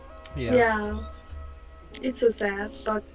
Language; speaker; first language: English; non-native, learner; Persian